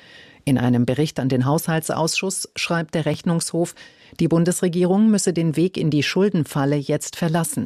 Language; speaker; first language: German; native; German